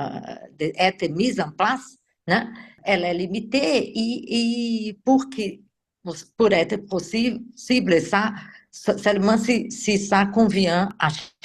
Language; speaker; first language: French; non-native, fluent; Portuguese